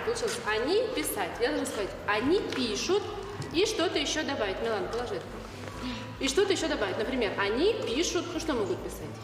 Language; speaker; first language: Russian; native; Russian